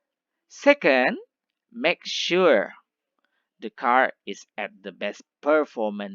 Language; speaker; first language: English; non-native, learner; Indonesian